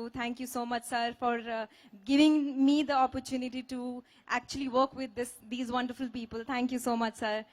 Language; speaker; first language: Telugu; non-native, local second language; Hindi